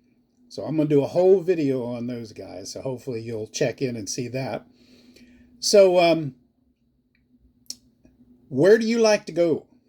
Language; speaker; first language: English; native; English